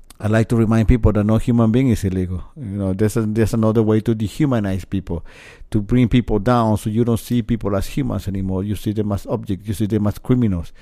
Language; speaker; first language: English; non-native, fluent; Spanish